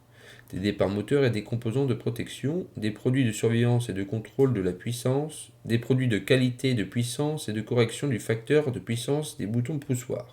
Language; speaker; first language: French; native; French